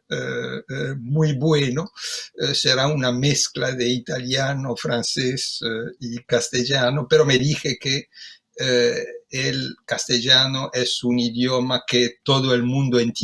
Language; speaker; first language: Spanish; non-native, fluent; Italian